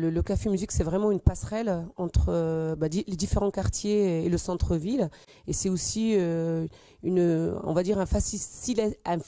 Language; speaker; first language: French; native; French